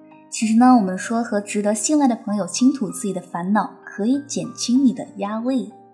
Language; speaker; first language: Chinese; native; Chinese